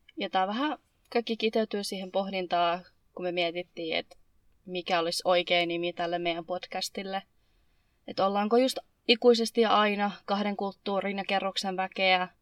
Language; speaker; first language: Finnish; early bilingual, other home language; Arabic